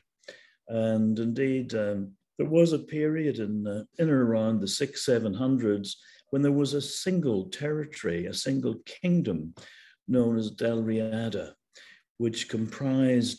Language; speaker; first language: English; native; English